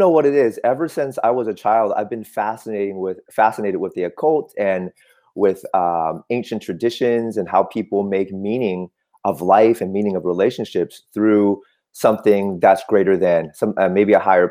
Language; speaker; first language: English; early bilingual, other home language; Cantonese